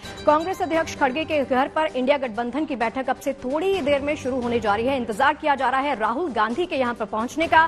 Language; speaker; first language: Hindi; native; Hindi